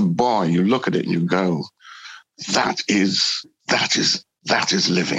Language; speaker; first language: English; native; English